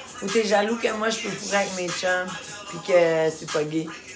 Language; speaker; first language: French; native; French